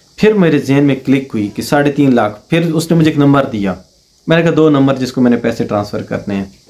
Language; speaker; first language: Urdu; non-native, local second language; Punjabi